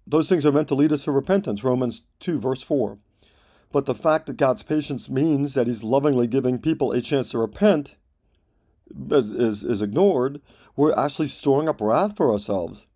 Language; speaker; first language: English; native; English